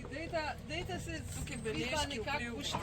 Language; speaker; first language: Slovenian; native; Slovenian